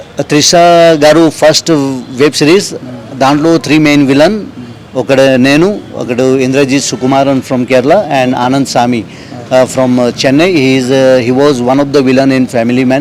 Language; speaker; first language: Telugu; non-native, learner; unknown